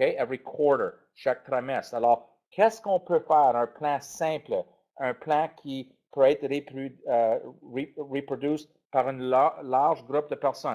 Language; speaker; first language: French; non-native, learner; English